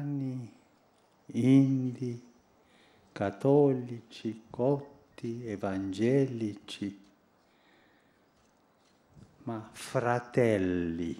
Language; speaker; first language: Italian; non-native, fluent; Spanish